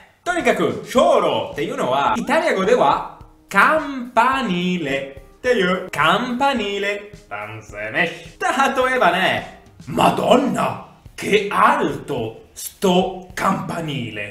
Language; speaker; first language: Japanese; non-native, fluent; Italian